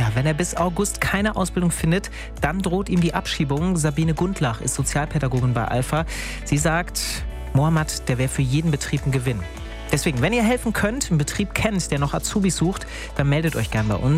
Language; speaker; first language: German; native; German